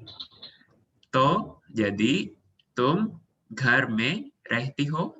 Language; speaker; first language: Hindi; non-native, fluent; Indonesian